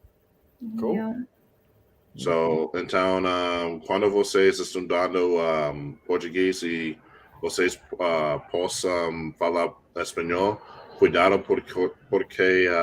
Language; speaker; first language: Portuguese; non-native, learner; English